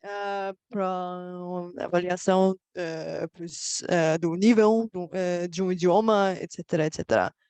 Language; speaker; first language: Portuguese; non-native, fluent; Bulgarian